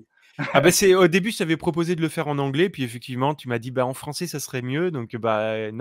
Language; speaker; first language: French; native; French